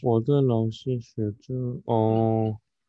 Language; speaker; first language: Chinese; non-native, learner; Korean